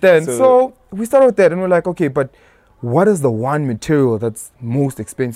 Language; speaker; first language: English; non-native, local second language; Tsonga